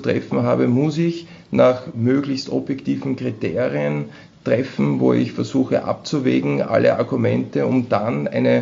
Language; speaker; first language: German; native; German